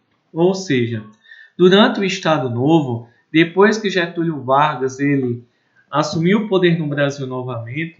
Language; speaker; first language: Portuguese; native; Portuguese